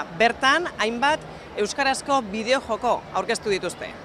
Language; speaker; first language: Basque; native; Basque